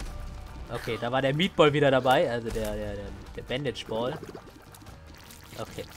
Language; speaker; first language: German; native; German